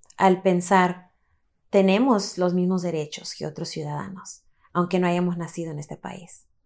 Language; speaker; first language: Spanish; early bilingual, heritage; Spanish